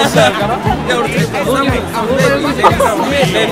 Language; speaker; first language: Japanese; native; Japanese